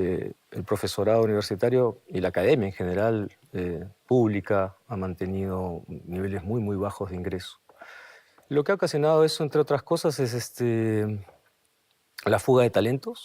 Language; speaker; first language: Spanish; native; Spanish